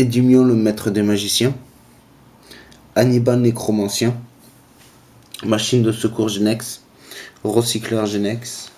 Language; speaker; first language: French; native; French